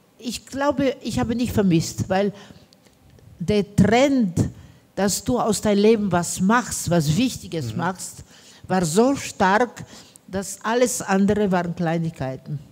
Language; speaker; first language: German; non-native, fluent; Romanian